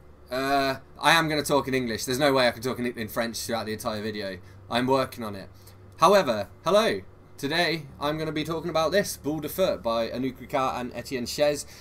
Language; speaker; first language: English; native; English